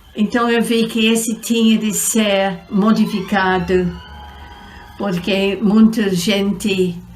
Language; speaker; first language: Portuguese; non-native, fluent; English